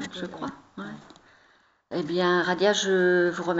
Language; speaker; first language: French; native; French